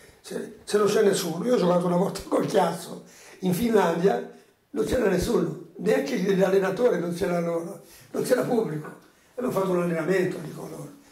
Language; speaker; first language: Italian; non-native, fluent; Portuguese